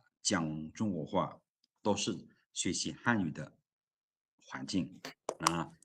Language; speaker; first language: Chinese; non-native, fluent; Lao